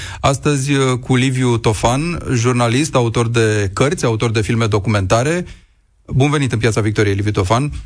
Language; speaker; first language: Romanian; native; Romanian